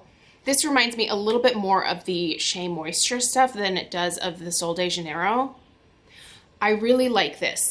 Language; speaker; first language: English; native; English